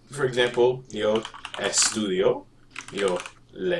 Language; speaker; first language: Spanish; non-native, fluent; English